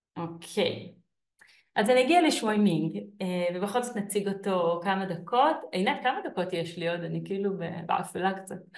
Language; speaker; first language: Hebrew; native; Hebrew